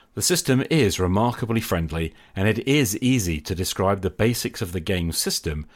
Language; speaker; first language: English; native; English